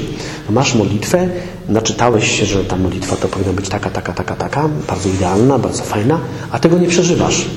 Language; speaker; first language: Polish; native; Polish